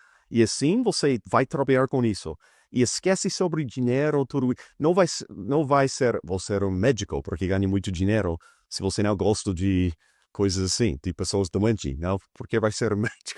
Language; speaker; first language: Portuguese; non-native, fluent; English